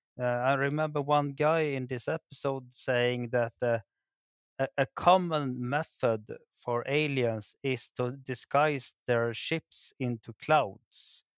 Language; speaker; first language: English; non-native, fluent; Swedish